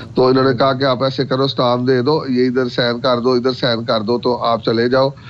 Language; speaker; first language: Urdu; non-native, local second language; Punjabi